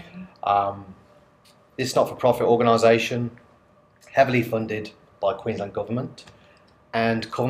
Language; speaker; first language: English; native; English